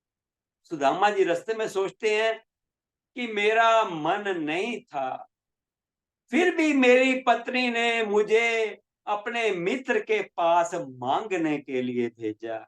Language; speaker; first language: Hindi; native; Hindi